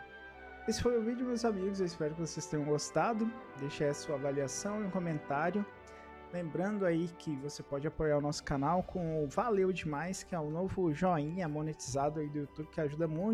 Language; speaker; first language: Portuguese; native; Portuguese